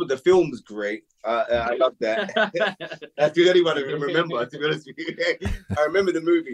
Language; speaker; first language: English; native; English